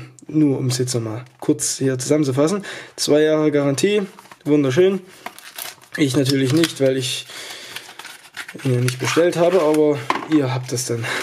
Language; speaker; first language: German; native; German